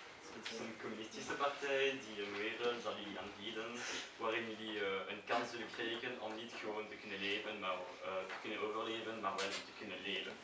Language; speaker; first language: Dutch; non-native, learner; French